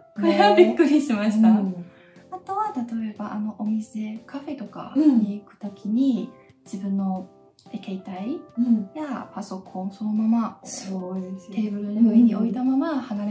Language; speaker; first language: Japanese; non-native, fluent; Chinese